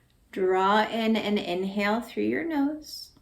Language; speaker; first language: English; native; English